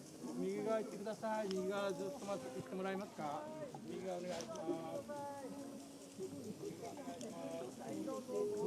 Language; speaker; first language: Japanese; native; Japanese